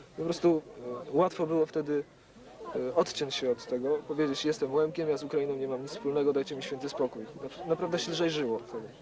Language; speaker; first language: Polish; non-native, local second language; Ukrainian